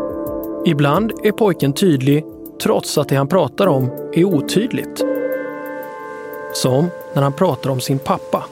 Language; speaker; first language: Swedish; native; Swedish